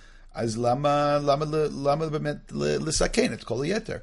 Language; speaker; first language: Hebrew; non-native, fluent; English